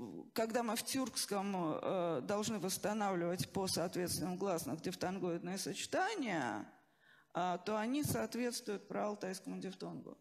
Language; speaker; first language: Russian; native; Russian